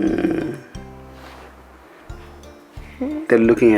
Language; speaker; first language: English; non-native, learner; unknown